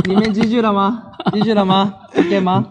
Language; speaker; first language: Chinese; non-native, learner; Japanese